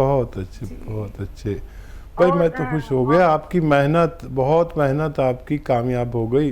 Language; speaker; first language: Hindi; native; Hindi